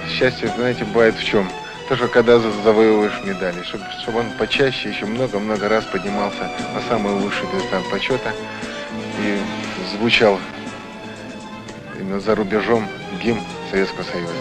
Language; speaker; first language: Russian; native; Russian